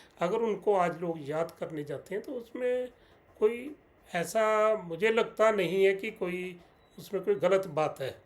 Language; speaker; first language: Hindi; non-native, local second language; Punjabi